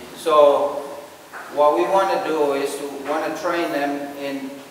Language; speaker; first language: English; non-native, fluent; Spanish